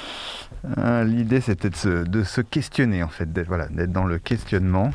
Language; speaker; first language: French; native; French